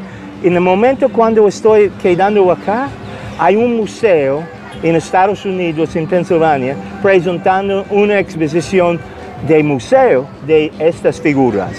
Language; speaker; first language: Spanish; non-native, learner; English